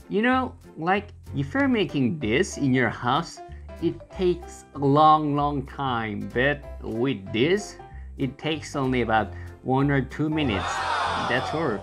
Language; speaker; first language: English; non-native, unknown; Korean